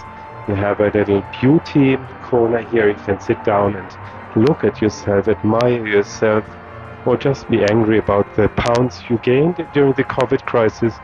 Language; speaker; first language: English; non-native, fluent; German